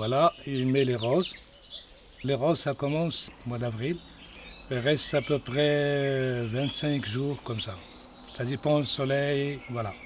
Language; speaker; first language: French; non-native, learner; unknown